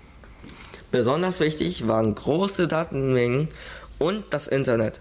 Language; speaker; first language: German; early bilingual, other home language; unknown